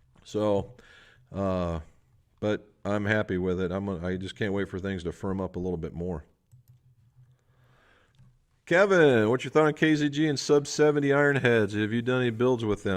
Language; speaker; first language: English; native; English